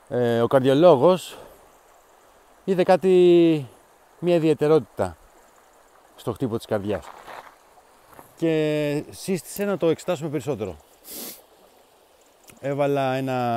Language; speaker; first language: Greek; native; Greek